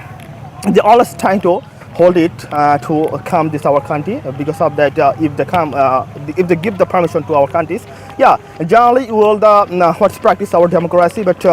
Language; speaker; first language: English; non-native, fluent; Bangla